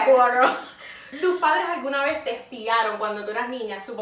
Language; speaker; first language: Spanish; native; Spanish